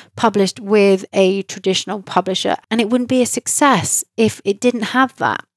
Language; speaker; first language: English; native; English